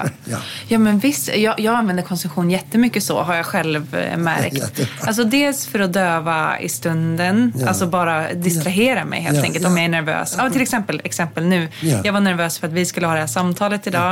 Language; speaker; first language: Swedish; native; Swedish